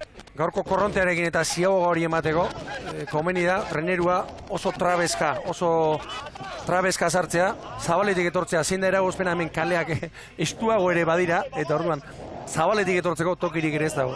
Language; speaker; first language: Basque; native; Basque